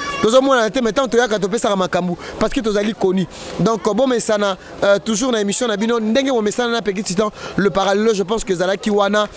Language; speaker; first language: Lingala; native; Lingala